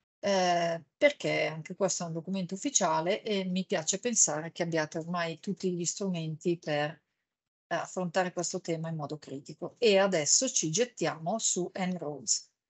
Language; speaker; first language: Italian; native; Italian